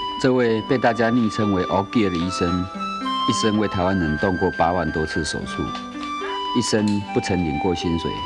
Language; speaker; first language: Chinese; native; Chinese